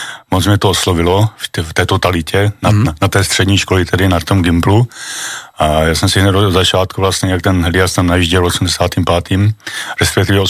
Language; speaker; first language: Czech; native; Czech